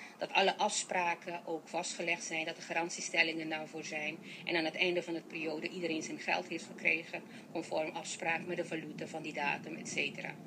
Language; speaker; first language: Dutch; non-native, local second language; Papiamento